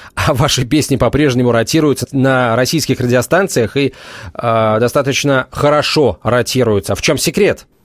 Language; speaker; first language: Russian; native; Russian